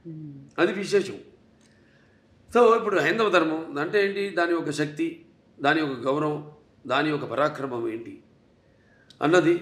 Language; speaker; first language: Telugu; native; Telugu